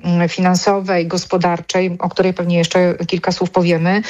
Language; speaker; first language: Polish; native; Polish